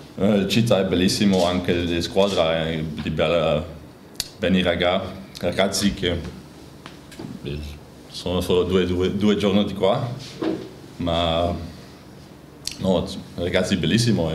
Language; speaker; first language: Italian; non-native, learner; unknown